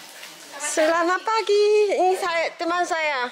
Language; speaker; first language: Indonesian; non-native, fluent; Korean